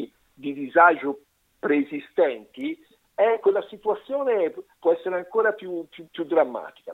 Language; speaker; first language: Italian; native; Italian